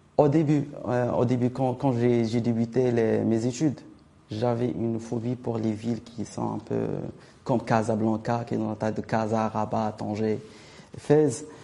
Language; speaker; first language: French; non-native, local second language; Arabic